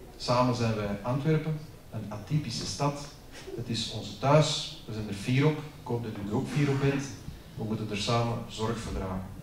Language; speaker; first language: Dutch; native; Dutch